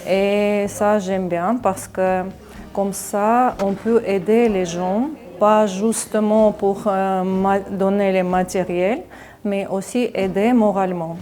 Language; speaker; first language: French; non-native, learner; Armenian